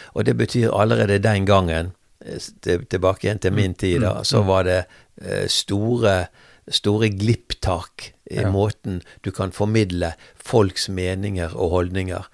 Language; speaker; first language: Norwegian; native; Norwegian